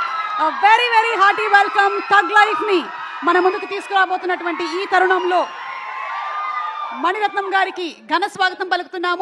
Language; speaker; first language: Telugu; native; Telugu